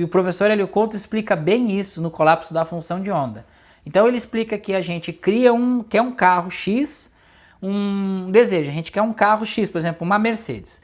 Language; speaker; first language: Portuguese; native; Portuguese